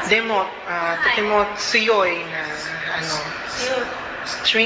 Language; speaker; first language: Japanese; non-native, learner; Cebuano